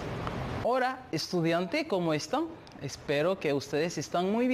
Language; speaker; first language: Spanish; non-native, fluent; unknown